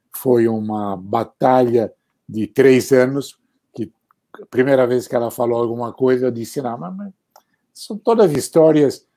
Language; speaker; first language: Portuguese; non-native, fluent; Italian